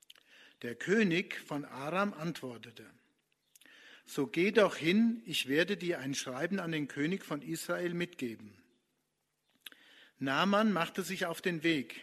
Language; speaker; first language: German; native; German